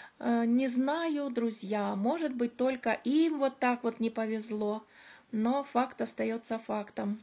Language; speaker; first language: Russian; native; Russian